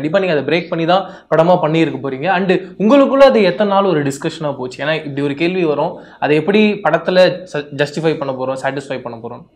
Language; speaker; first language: Tamil; native; Tamil